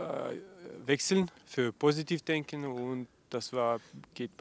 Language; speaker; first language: German; non-native, learner; Russian